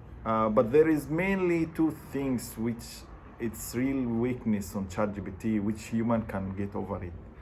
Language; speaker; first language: English; non-native, fluent; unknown